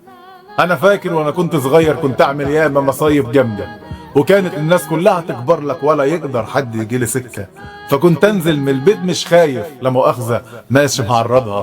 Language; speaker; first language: Arabic; native; Arabic